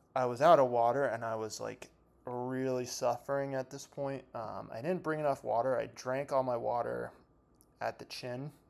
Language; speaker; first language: English; native; English